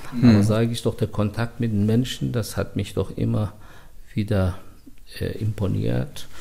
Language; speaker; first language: German; non-native, fluent; Persian